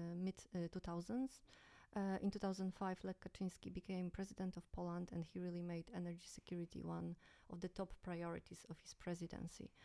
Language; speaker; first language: English; non-native, fluent; Polish